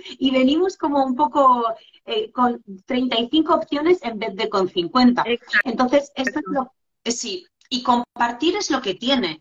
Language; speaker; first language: Spanish; non-native, fluent; Polish